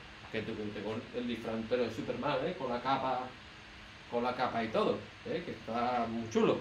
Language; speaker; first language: Spanish; native; Spanish